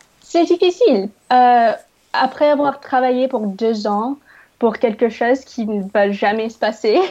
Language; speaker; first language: French; non-native, learner; English